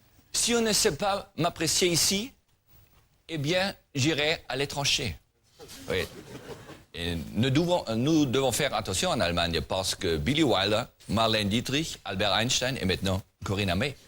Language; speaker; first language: French; non-native, learner; German